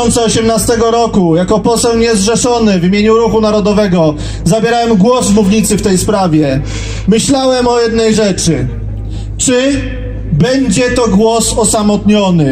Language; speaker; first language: Polish; native; Polish